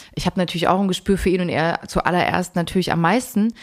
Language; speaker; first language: German; native; German